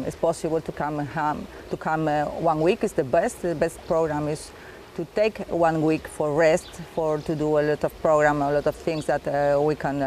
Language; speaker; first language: English; non-native, learner; Spanish